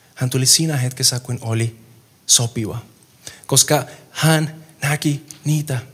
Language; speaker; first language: Finnish; non-native, fluent; Spanish